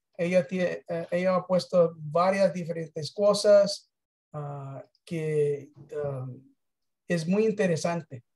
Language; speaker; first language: Spanish; early bilingual, heritage; English